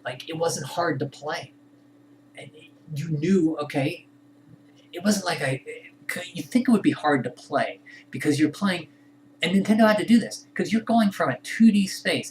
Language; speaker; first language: English; native; English